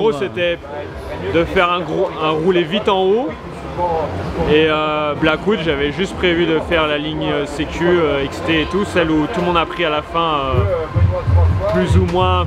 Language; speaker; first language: French; native; French